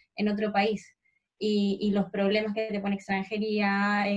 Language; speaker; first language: Spanish; native; Spanish